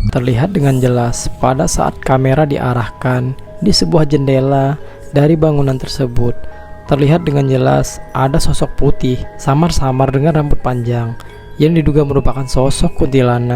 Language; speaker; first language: Indonesian; native; Indonesian